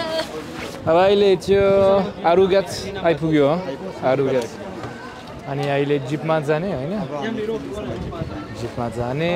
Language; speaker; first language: Nepali; non-native, fluent; French